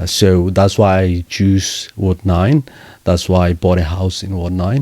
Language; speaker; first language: English; non-native, fluent; Somali